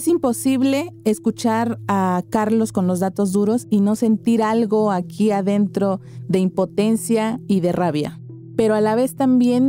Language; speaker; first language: Spanish; native; Spanish